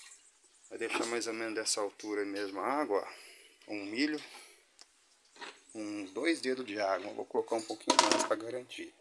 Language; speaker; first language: Portuguese; native; Portuguese